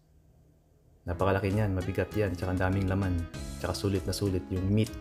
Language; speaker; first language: Filipino; native; Filipino